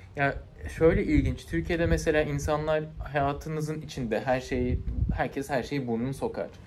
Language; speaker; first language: Turkish; native; Turkish